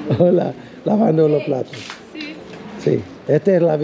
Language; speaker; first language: Spanish; non-native, learner; English